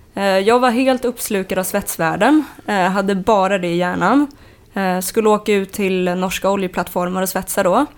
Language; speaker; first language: Swedish; native; Swedish